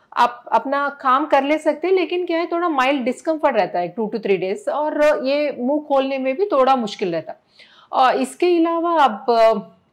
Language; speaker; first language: Hindi; non-native, local second language; Telugu